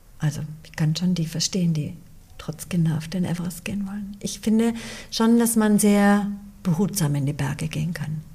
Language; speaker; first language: German; early bilingual, other home language; English